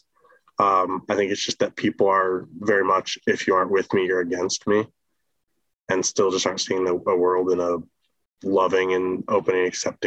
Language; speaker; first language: English; native; English